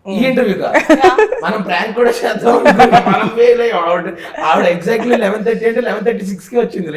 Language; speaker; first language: Telugu; native; Telugu